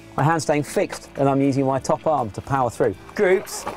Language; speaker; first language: English; native; English